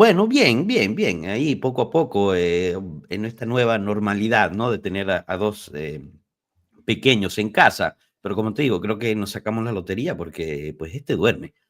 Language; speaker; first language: Spanish; native; Spanish